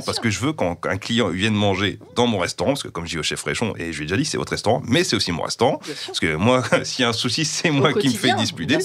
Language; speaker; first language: French; native; French